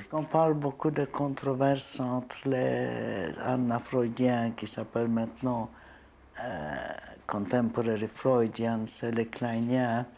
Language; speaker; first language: French; non-native, fluent; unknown